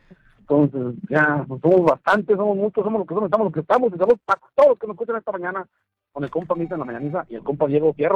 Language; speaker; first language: Spanish; native; Spanish